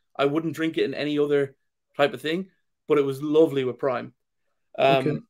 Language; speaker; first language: English; native; English